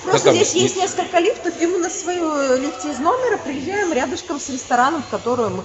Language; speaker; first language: Russian; native; Russian